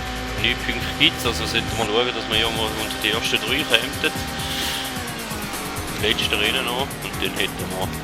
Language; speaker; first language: German; native; German